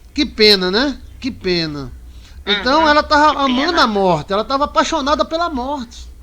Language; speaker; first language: Portuguese; native; Portuguese